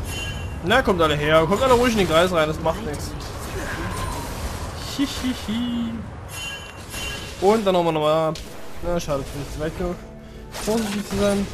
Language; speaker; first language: German; native; German